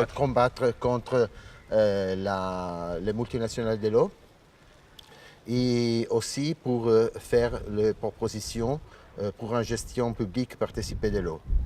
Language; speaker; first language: French; non-native, learner; Italian